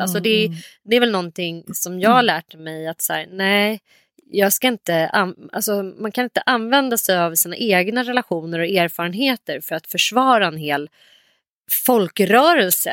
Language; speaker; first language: Swedish; native; Swedish